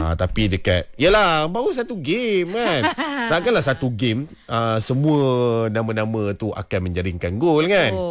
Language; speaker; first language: Malay; native; Malay